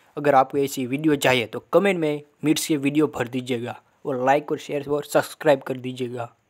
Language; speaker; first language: Hindi; non-native, local second language; Gujarati